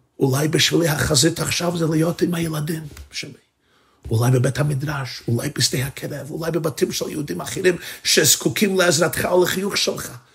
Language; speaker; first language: Hebrew; non-native, fluent; English